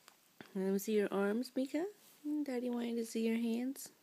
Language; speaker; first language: English; early bilingual, other home language; Spanish